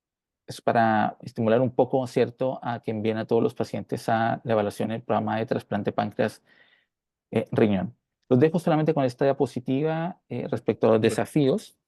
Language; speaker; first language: Spanish; native; Spanish